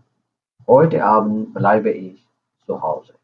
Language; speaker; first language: German; non-native, fluent; Urdu